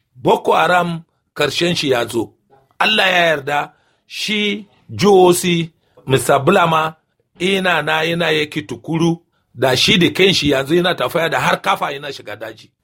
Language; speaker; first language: Hausa; non-native, local second language; Kanuri